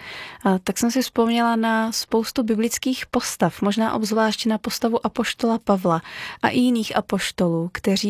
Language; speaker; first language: Czech; native; Czech